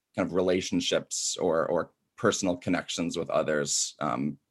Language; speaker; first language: English; native; English